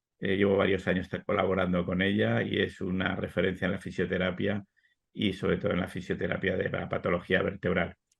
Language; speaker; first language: Spanish; native; Spanish